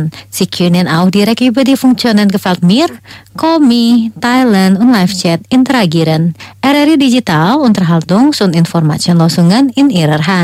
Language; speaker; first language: German; non-native, fluent; Indonesian